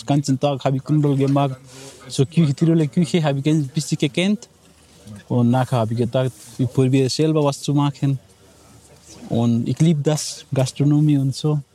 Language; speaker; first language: German; non-native, learner; Nepali